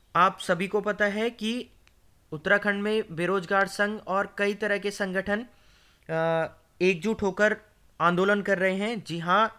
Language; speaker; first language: Hindi; native; Hindi